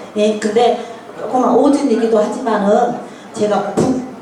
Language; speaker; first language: Korean; native; Korean